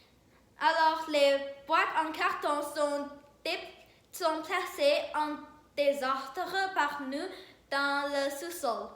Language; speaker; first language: French; non-native, learner; Chinese